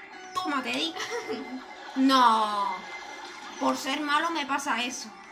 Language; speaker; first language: Spanish; native; Spanish